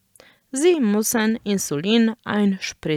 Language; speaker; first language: German; non-native, fluent; Polish